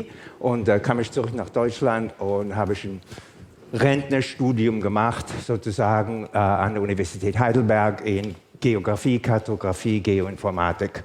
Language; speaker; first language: German; non-native, fluent; English